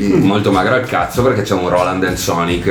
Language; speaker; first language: Italian; native; Italian